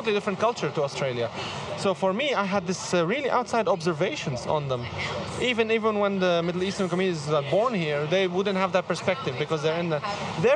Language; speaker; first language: English; non-native, fluent; Arabic